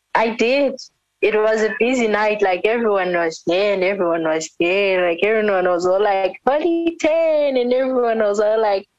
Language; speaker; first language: English; non-native, local second language; North Ndebele